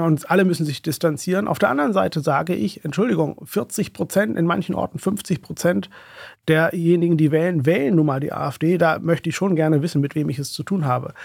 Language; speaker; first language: German; early bilingual, other home language; Urdu